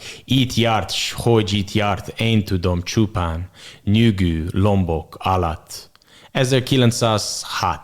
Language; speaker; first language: Hungarian; non-native, learner; English